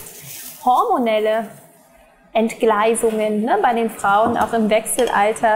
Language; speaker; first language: German; native; German